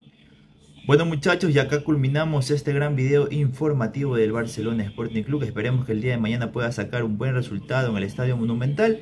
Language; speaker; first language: Spanish; native; Spanish